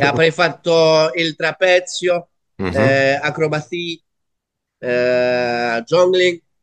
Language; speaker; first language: Italian; non-native, learner; Spanish